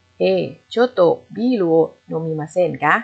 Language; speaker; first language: Japanese; non-native, fluent; Thai